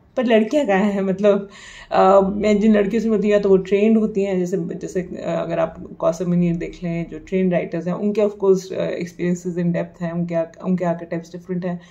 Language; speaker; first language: Hindi; native; Hindi